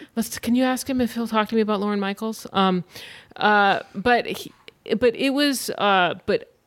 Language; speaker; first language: English; native; English